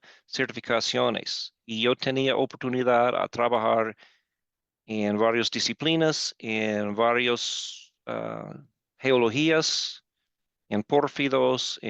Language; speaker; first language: Spanish; non-native, fluent; English